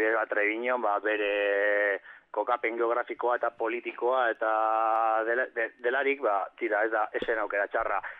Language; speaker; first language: Basque; non-native, local second language; Spanish